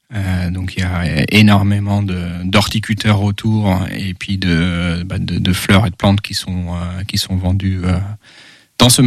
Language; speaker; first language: French; early bilingual, heritage; Dutch